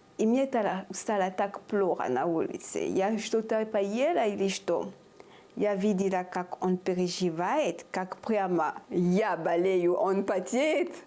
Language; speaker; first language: Russian; non-native, fluent; French